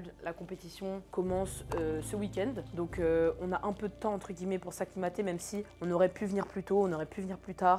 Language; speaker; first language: French; native; French